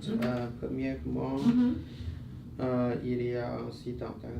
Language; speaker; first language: French; non-native, learner; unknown